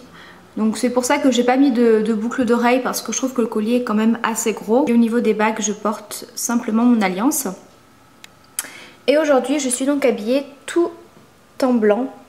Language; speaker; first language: French; native; French